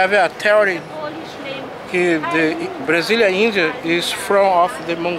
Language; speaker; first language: English; non-native, learner; Portuguese